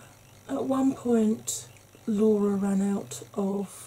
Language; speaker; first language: English; native; English